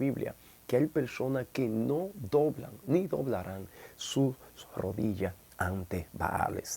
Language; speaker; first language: Spanish; native; Spanish